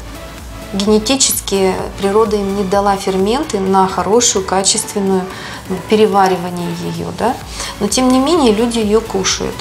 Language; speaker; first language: Russian; native; Russian